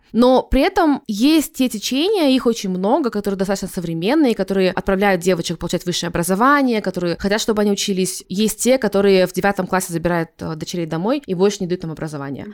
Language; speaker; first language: Russian; native; Russian